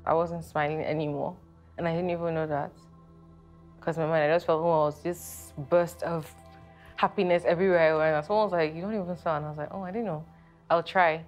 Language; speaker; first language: English; non-native, local second language; Yoruba